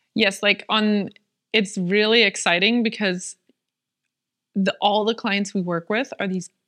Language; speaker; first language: English; non-native, fluent; German